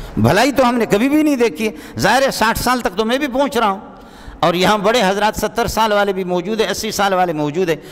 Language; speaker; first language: Urdu; non-native, local second language; Brahui